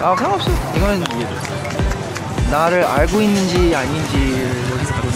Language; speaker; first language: Korean; early bilingual, heritage; Korean